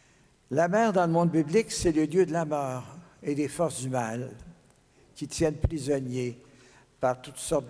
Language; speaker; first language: French; native; French